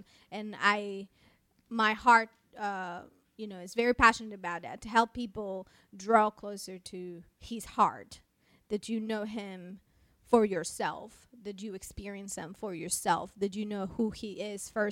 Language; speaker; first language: English; non-native, fluent; Spanish